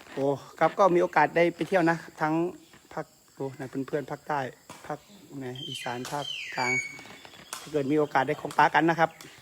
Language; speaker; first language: Thai; native; Thai